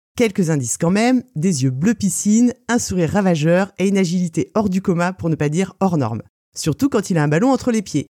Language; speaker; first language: French; native; French